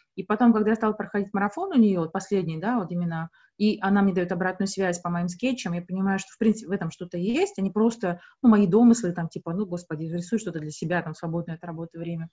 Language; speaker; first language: Russian; native; Russian